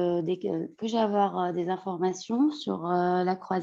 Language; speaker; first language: French; non-native, fluent; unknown